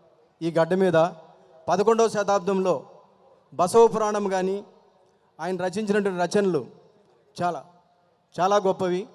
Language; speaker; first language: Telugu; native; Telugu